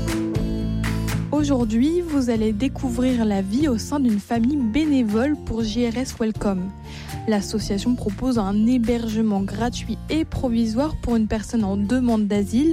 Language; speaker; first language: French; native; French